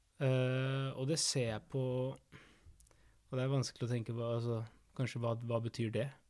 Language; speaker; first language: Norwegian; early bilingual, other home language; Spanish